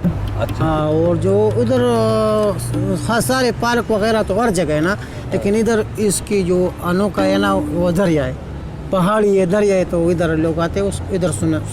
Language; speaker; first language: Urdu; non-native, local second language; Pashto